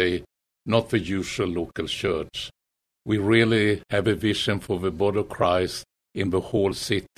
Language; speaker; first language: English; non-native, fluent; Swedish